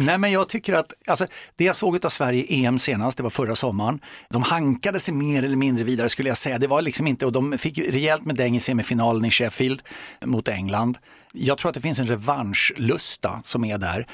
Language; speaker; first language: Swedish; native; Swedish